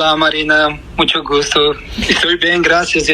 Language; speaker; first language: Spanish; non-native, fluent; Portuguese